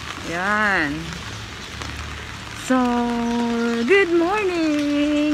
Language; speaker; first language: English; non-native, local second language; Cebuano